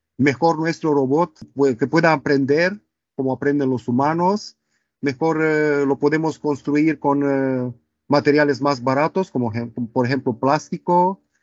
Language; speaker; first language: Spanish; non-native, fluent; Romanian